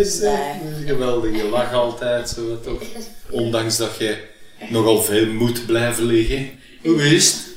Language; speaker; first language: Dutch; native; Dutch